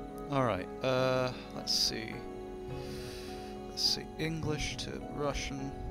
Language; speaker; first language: English; native; English